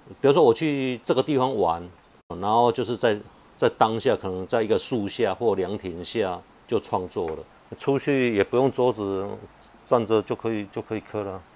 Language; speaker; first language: Chinese; non-native, local second language; Min Nan Chinese